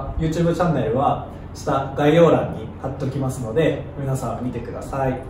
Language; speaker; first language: Japanese; native; Japanese